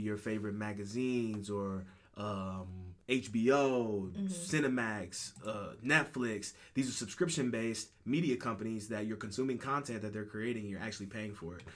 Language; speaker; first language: English; native; English